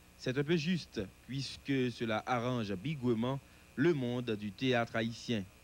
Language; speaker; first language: French; non-native, local second language; Haitian Creole